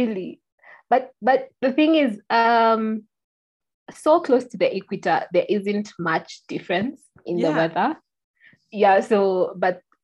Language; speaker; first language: English; non-native, local second language; Kikuyu